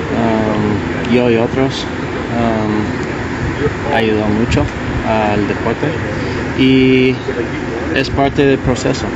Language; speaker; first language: Spanish; non-native, learner; English